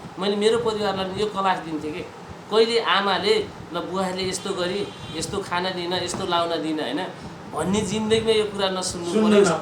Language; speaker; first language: Nepali; native; Nepali